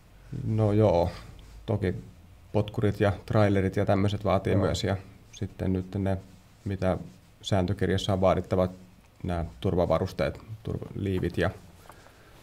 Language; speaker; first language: Finnish; native; Finnish